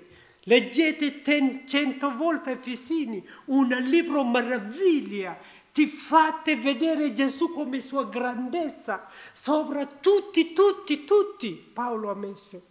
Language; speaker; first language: Italian; non-native, learner; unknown